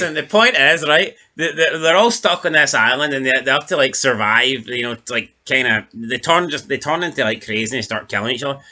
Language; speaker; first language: English; native; English